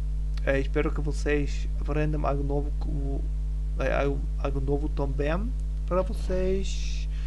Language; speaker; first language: Portuguese; non-native, learner; German